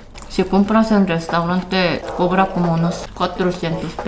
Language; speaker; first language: Spanish; non-native, fluent; Korean